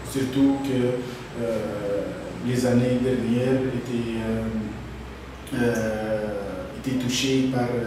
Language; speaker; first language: French; non-native, local second language; Arabic